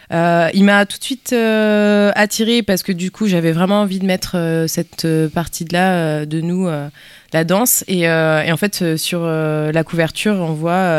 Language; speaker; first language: French; early bilingual, other home language; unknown